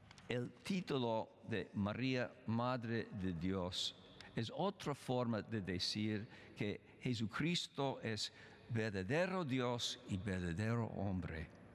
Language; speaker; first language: Spanish; non-native, fluent; English